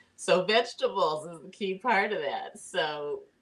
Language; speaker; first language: English; native; English